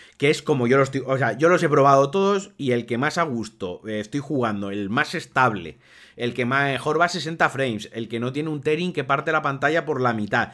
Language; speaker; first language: Spanish; native; Spanish